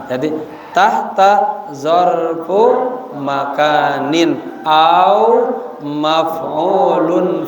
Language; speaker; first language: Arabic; non-native, fluent; Indonesian